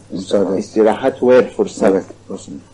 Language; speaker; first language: Turkish; non-native, learner; Arabic